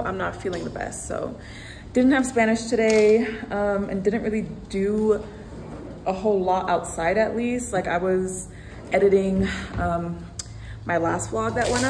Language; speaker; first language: English; native; English